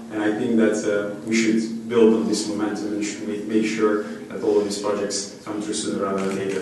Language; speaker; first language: English; non-native, fluent; Macedonian